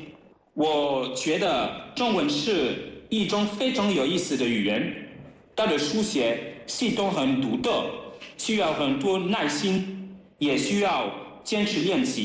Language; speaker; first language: Chinese; non-native, learner; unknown